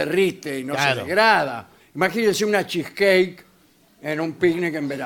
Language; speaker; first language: Spanish; native; Spanish